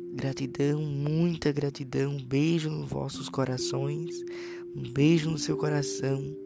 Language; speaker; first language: Portuguese; native; Portuguese